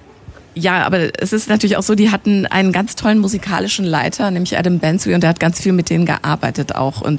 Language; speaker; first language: German; native; German